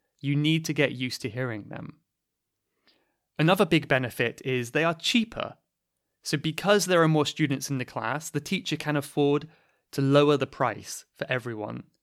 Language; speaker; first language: English; native; English